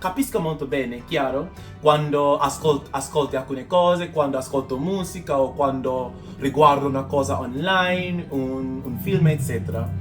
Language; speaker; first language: Italian; non-native, learner; English